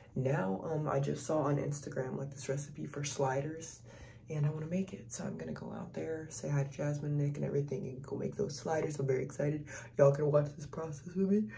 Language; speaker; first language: English; native; English